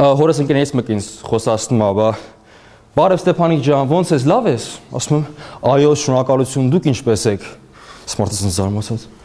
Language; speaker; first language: Armenian; early bilingual, heritage; Armenian